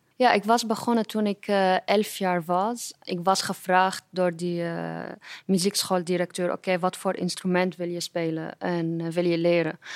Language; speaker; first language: Dutch; non-native, fluent; Arabic